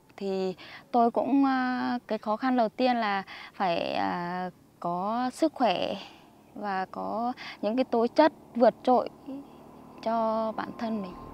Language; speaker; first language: Vietnamese; non-native, local second language; Muong